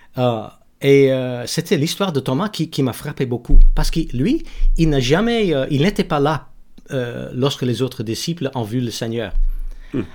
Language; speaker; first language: French; non-native, learner; English